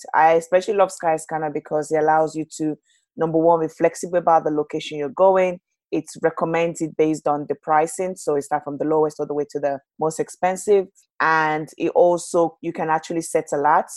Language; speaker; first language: English; non-native, local second language; Yoruba